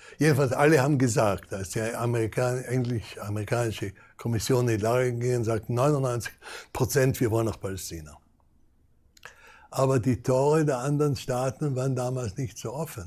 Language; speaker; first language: German; non-native, fluent; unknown